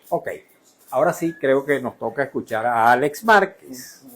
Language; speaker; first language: Spanish; native; Spanish